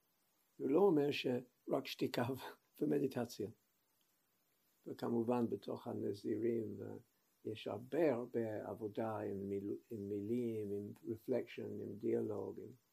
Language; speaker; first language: Hebrew; non-native, fluent; English